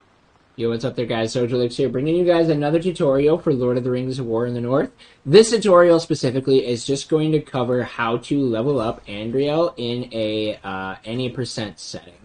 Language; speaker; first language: English; native; English